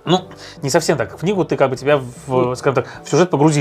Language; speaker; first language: Russian; native; Russian